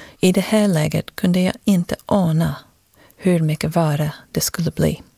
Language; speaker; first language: Swedish; non-native, fluent; English